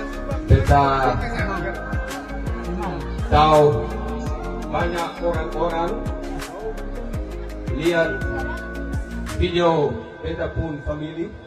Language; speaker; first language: Indonesian; non-native, learner; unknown